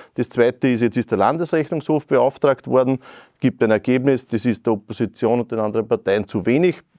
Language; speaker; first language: German; native; German